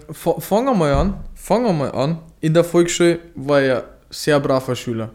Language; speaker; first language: German; native; German